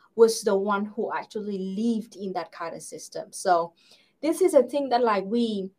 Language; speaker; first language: English; non-native, fluent; Vietnamese